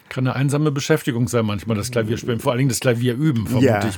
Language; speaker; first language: German; native; German